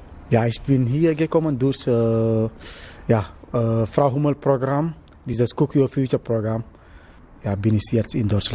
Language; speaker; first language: German; non-native, learner; Wolof